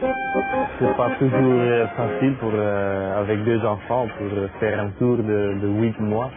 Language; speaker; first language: French; non-native, fluent; Dutch